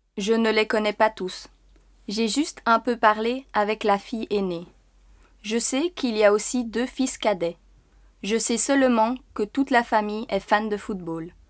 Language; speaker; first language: French; native; French